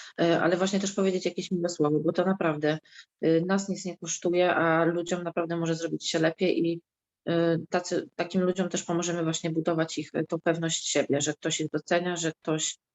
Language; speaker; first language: Polish; native; Polish